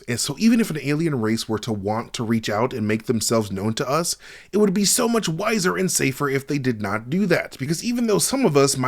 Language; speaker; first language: English; native; English